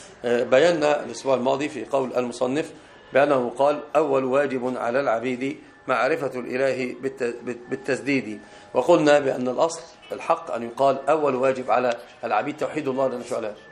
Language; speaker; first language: Arabic; native; Arabic